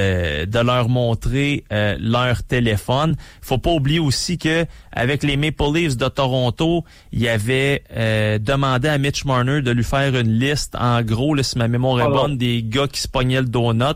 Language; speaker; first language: French; native; French